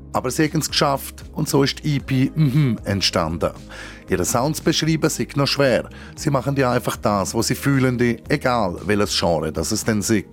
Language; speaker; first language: German; native; German